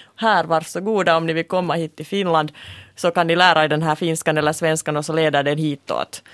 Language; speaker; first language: Swedish; native; Swedish